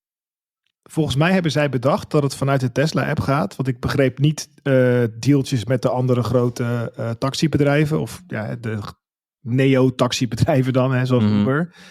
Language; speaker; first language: Dutch; native; Dutch